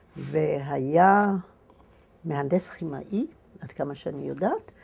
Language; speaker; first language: Hebrew; native; Hebrew